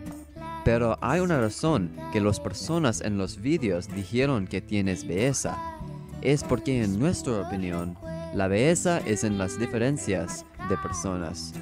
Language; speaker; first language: Spanish; non-native, learner; English